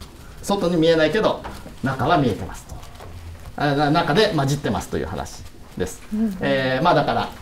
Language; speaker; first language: Japanese; native; Japanese